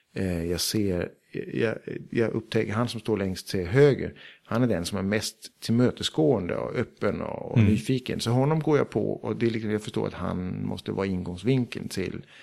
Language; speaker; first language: Swedish; early bilingual, heritage; Danish